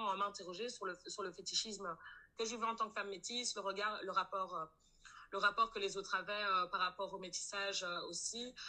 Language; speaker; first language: French; native; French